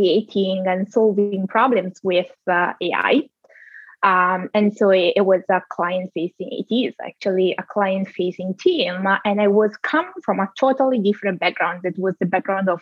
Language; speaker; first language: English; non-native, fluent; Italian